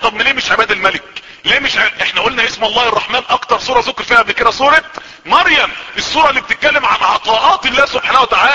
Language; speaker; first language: Arabic; native; Arabic